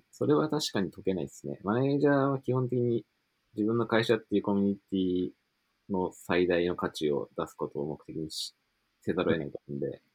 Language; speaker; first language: Japanese; native; Japanese